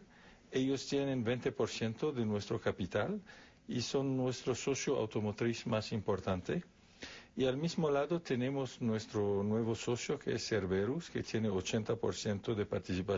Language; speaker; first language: Spanish; non-native, fluent; Arabic